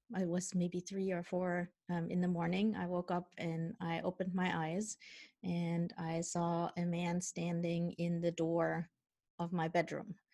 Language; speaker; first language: English; non-native, fluent; Dutch